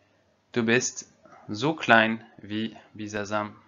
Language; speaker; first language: German; non-native, fluent; French